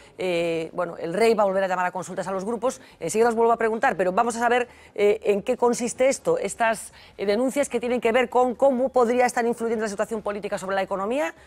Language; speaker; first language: Spanish; native; Spanish